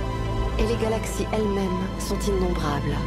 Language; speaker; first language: French; native; French